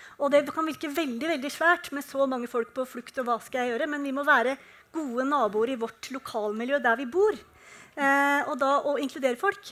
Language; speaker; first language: Norwegian; native; Norwegian